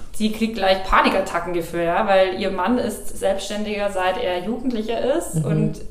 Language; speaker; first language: German; native; German